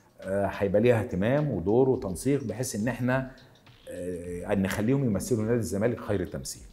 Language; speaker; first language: Arabic; native; Arabic